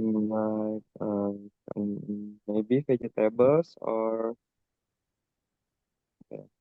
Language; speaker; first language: English; non-native, learner; Indonesian